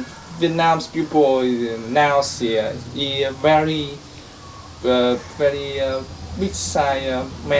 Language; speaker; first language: English; non-native, learner; Vietnamese